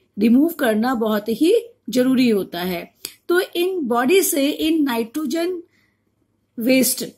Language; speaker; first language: Hindi; native; Hindi